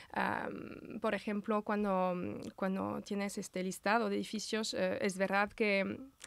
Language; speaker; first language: Spanish; non-native, fluent; French